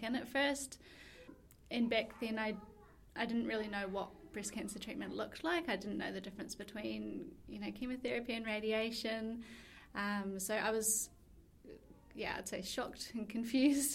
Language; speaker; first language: English; native; English